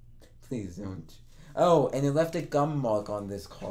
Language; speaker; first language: English; native; English